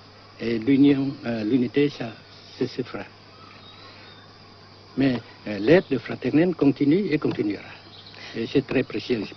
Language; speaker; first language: French; non-native, local second language; Vietnamese